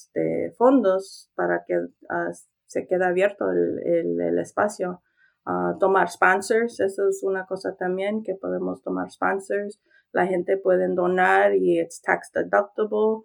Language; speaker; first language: Spanish; early bilingual, heritage; Spanish